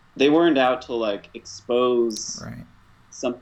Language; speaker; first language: English; native; English